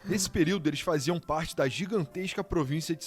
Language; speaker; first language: Portuguese; native; Portuguese